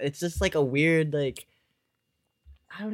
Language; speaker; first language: English; native; English